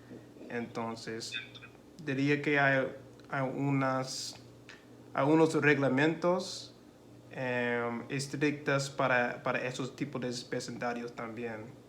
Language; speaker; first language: Spanish; non-native, learner; English